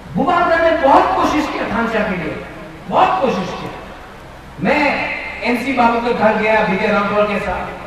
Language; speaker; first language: Hindi; non-native, local second language; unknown